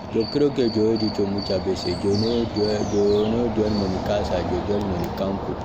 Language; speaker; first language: Spanish; non-native, learner; French